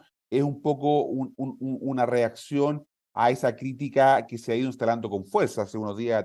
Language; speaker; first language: Spanish; native; Spanish